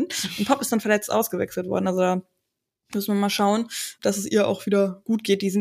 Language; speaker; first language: German; native; German